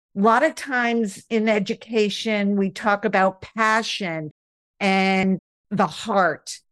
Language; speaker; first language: English; native; English